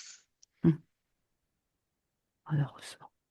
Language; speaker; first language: French; native; French